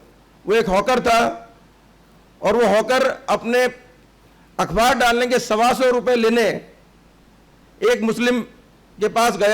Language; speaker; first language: Hindi; native; Hindi